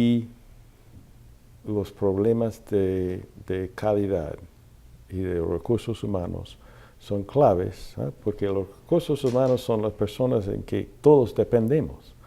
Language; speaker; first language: Spanish; non-native, fluent; English